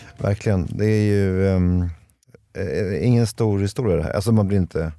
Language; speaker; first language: Swedish; native; Swedish